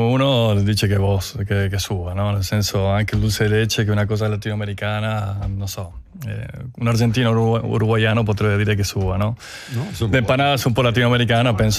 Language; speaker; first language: Italian; non-native, fluent; Spanish